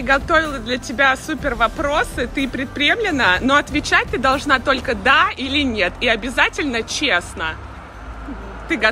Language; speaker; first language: Russian; native; Russian